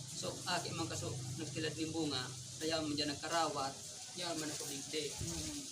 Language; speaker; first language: Filipino; non-native, local second language; Bikol